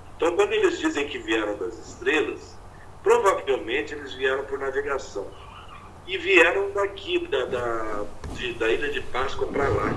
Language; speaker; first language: Portuguese; native; Portuguese